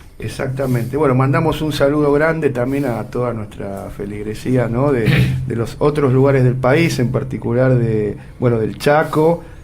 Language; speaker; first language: Spanish; native; Spanish